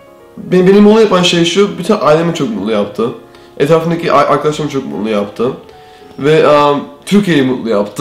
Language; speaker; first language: Turkish; early bilingual, heritage; Turkish